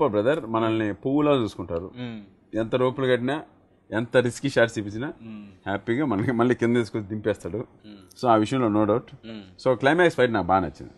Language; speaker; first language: Telugu; native; Telugu